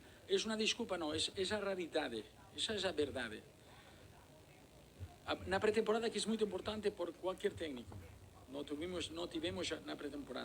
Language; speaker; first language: Portuguese; non-native, learner; Spanish